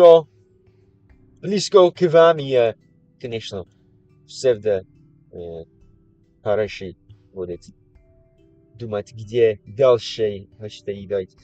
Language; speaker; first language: Russian; non-native, learner; English